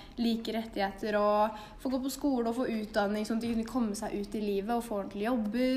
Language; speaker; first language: Norwegian; native; Norwegian